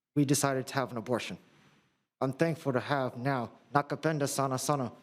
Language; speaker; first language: English; non-native, fluent; Russian